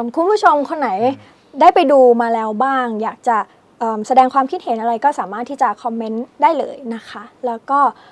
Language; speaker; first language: Thai; native; Thai